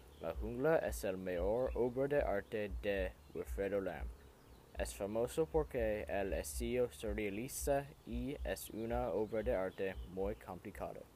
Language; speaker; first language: Spanish; non-native, learner; English